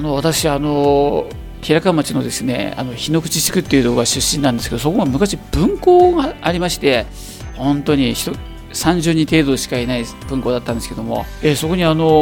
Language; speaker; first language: Japanese; native; Japanese